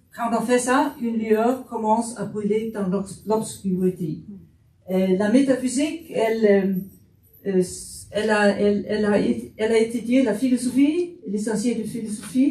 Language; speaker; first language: French; non-native, fluent; Faroese